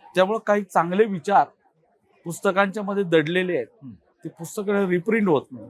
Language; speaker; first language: Marathi; native; Marathi